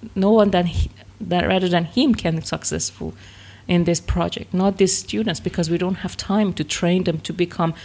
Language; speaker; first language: English; non-native, fluent; Persian